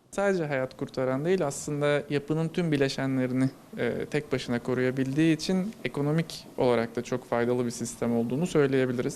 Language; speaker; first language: Turkish; native; Turkish